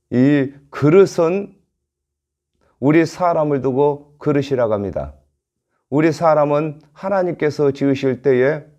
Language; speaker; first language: Korean; native; Korean